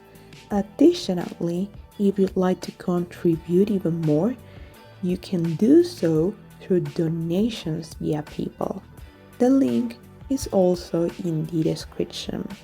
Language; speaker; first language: English; non-native, fluent; Spanish